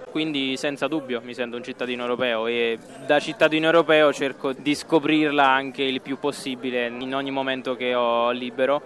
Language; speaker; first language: Italian; native; Italian